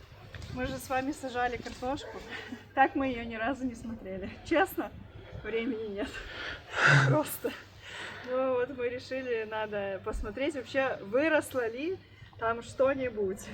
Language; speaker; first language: Russian; native; Russian